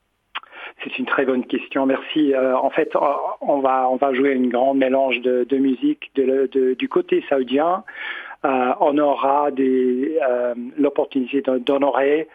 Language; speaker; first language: French; non-native, fluent; English